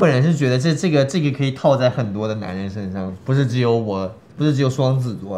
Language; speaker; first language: Chinese; native; Chinese